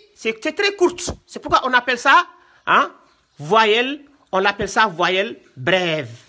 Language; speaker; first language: French; non-native, local second language; Wolof